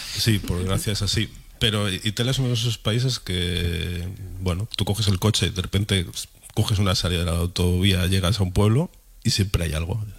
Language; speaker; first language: Spanish; native; Spanish